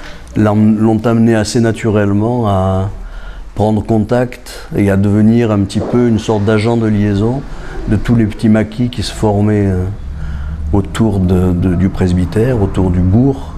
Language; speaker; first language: French; native; French